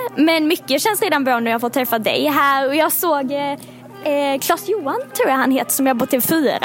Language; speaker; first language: Swedish; native; Swedish